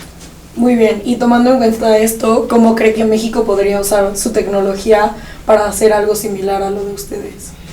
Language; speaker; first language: Spanish; native; Spanish